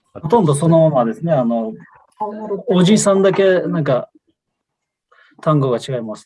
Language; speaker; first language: Japanese; non-native, fluent; Kyrgyz